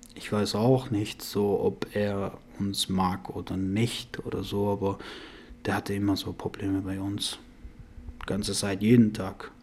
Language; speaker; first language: German; non-native, fluent; Persian